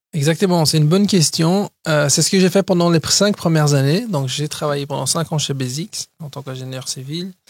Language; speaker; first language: French; early bilingual, other home language; Portuguese